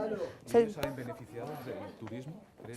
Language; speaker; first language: Spanish; native; Spanish